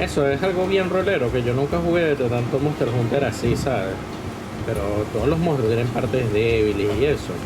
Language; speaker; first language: Spanish; native; Spanish